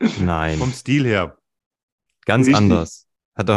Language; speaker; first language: German; native; German